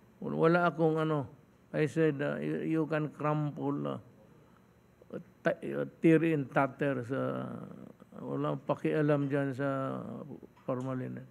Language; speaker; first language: Filipino; non-native, local second language; Cebuano